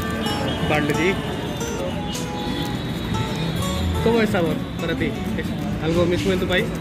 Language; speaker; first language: Spanish; non-native, learner; Hindi